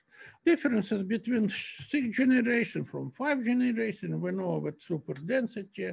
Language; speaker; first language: English; non-native, learner; Russian